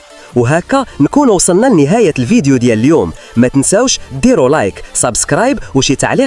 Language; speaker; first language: Arabic; native; Arabic